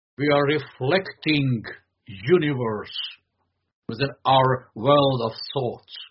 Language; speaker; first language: English; non-native, fluent; Latvian